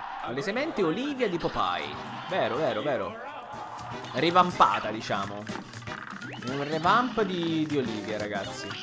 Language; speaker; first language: Italian; native; Italian